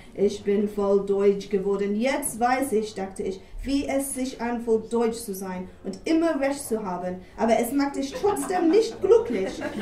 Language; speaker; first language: German; non-native, fluent; English